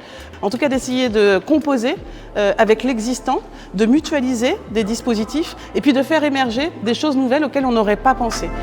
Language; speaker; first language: French; native; French